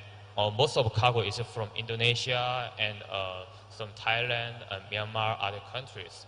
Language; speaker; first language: English; non-native, learner; Korean